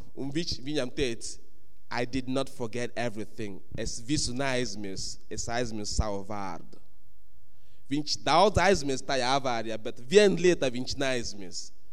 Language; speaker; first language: Latvian; non-native, fluent; English